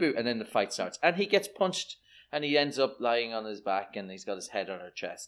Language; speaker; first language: English; native; English